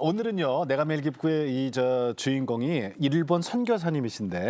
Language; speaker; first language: Korean; native; Korean